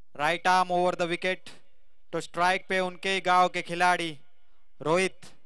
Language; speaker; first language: Hindi; non-native, local second language; Marathi